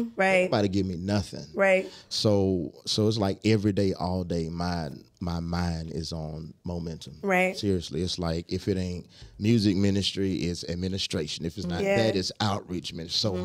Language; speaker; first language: English; native; English